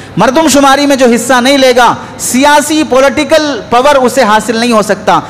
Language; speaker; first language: Urdu; native; Urdu